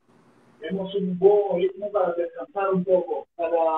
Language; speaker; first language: Portuguese; non-native, learner; Greek